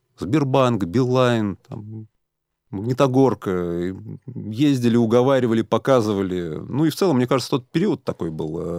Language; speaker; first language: Russian; native; Russian